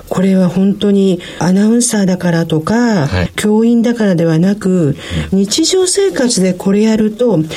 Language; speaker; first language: Japanese; native; Japanese